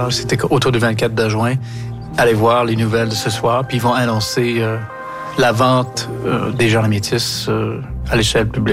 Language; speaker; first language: French; non-native, local second language; English